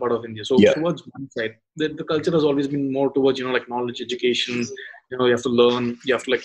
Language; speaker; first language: English; non-native, local second language; Tamil